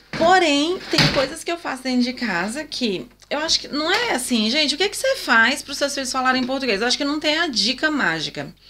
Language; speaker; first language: Portuguese; native; Portuguese